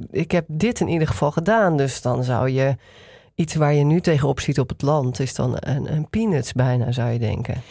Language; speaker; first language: Dutch; native; Dutch